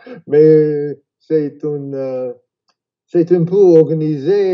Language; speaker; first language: French; non-native, fluent; English